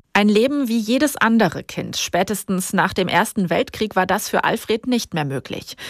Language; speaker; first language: German; native; German